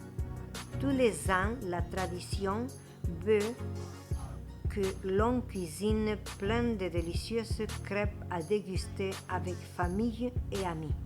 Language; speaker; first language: French; non-native, fluent; Spanish